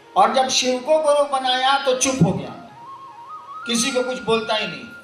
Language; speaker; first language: Hindi; native; Hindi